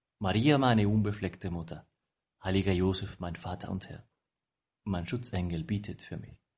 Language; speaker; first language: German; non-native, fluent; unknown